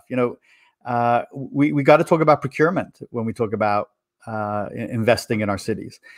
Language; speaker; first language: English; native; English